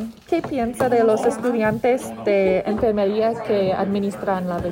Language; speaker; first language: Spanish; non-native, learner; English